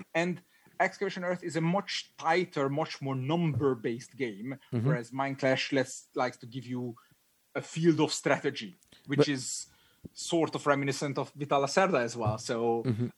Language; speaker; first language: English; non-native, fluent; Hungarian